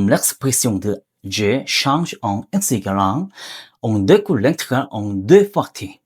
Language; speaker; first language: French; non-native, learner; Korean